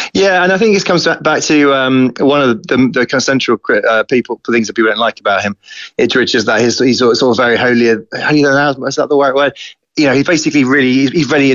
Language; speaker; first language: English; native; English